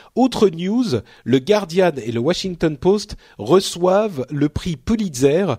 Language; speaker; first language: French; native; French